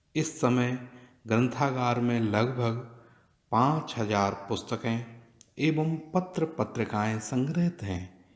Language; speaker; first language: Hindi; native; Hindi